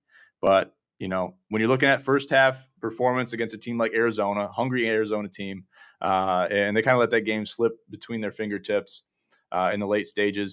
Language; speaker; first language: English; native; English